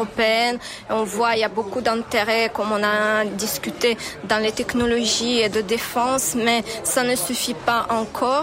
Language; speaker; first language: French; non-native, fluent; Ukrainian